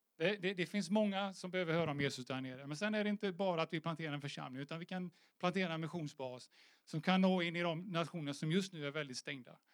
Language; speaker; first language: Swedish; native; Swedish